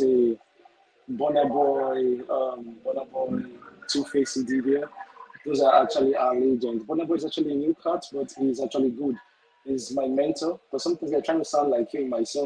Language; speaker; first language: English; non-native, local second language; Igbo